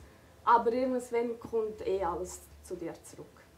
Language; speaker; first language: German; native; German